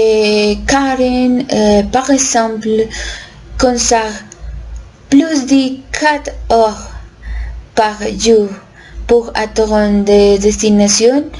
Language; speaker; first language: French; non-native, learner; Spanish